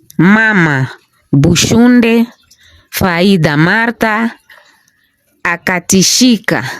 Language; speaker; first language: Swahili; non-native, local second language; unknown